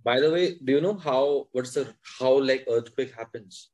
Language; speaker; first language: English; non-native, local second language; Hindi